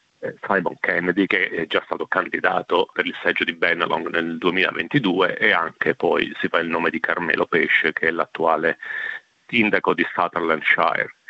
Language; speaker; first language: Italian; native; Italian